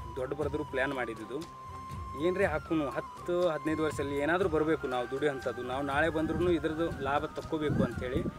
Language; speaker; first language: Kannada; non-native, local second language; Lambadi